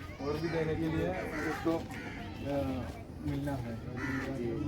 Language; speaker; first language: Hindi; non-native, local second language; Malayalam